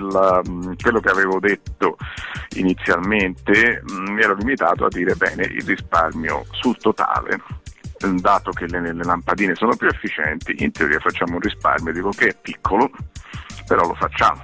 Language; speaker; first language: Italian; native; Italian